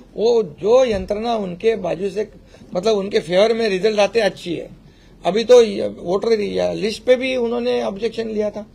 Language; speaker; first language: Hindi; non-native, local second language; Marathi